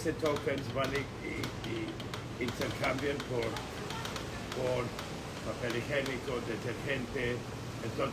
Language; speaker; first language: Spanish; non-native, fluent; English